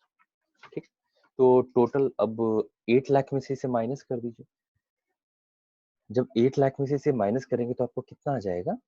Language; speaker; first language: Hindi; native; Hindi